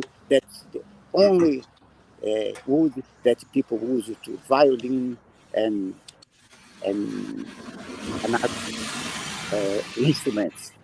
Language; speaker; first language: English; non-native, learner; Portuguese